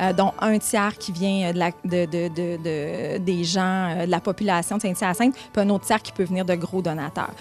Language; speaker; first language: French; native; French